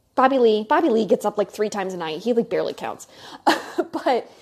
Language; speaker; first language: English; native; English